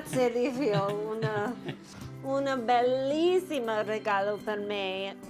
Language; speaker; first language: Italian; non-native, learner; English